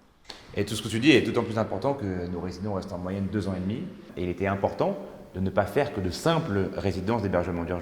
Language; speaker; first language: French; native; French